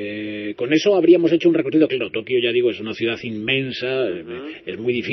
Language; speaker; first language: Spanish; native; Spanish